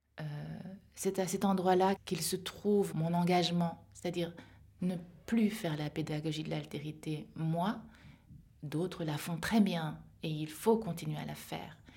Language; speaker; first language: French; native; French